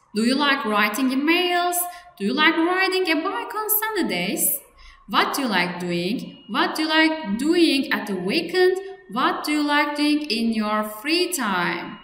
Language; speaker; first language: English; non-native, fluent; Turkish